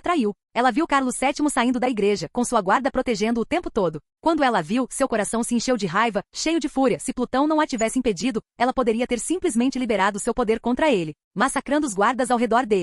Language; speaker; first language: Portuguese; native; Portuguese